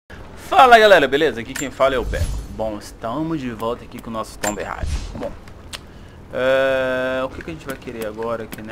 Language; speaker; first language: Portuguese; native; Portuguese